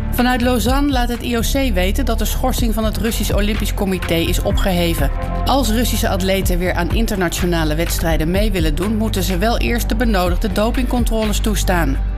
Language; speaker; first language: Dutch; native; Dutch